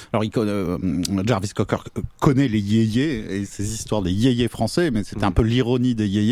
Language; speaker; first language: French; native; French